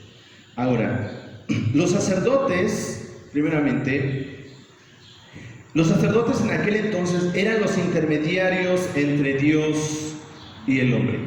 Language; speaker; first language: Spanish; native; Spanish